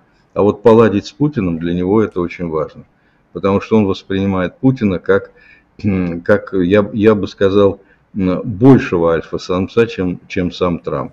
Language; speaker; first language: Russian; native; Russian